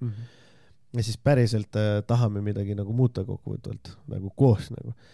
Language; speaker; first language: Estonian; non-native, local second language; Russian